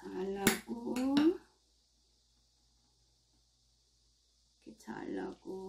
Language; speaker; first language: Korean; non-native, learner; Filipino